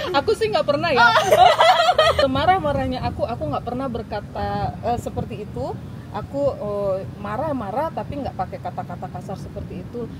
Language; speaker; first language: Indonesian; native; Indonesian